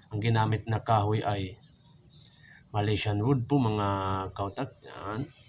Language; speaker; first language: Filipino; non-native, local second language; Tausug